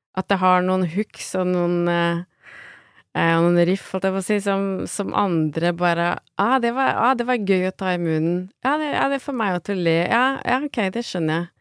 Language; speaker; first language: Norwegian; native; Norwegian